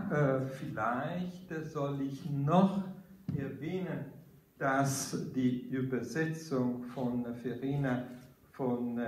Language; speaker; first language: German; non-native, fluent; Italian